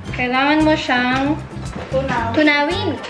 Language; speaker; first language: Filipino; early bilingual, heritage; Filipino